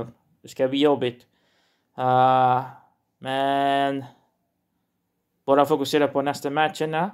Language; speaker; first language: Swedish; non-native, learner; Portuguese